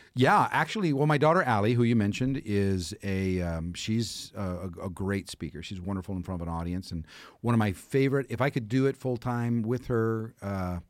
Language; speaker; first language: English; native; English